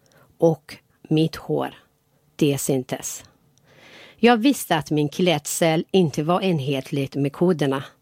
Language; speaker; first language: Swedish; non-native, fluent; Persian